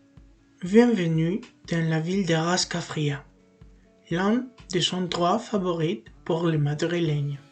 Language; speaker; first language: French; non-native, learner; Spanish